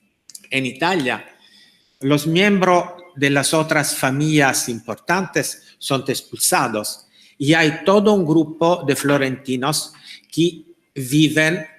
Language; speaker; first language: Spanish; non-native, fluent; Italian